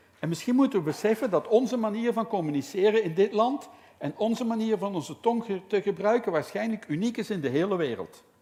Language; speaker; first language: Dutch; native; Dutch